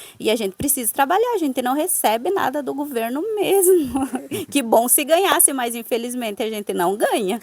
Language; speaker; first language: Portuguese; native; Portuguese